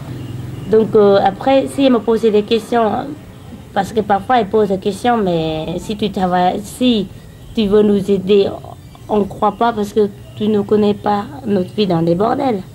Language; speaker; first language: French; non-native, learner; Khmer